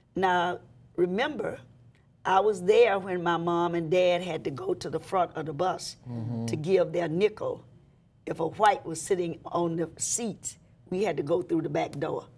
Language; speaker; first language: English; native; English